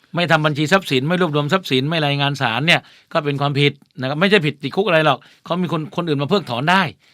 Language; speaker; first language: Thai; native; Thai